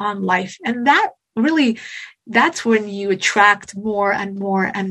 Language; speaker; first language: English; native; English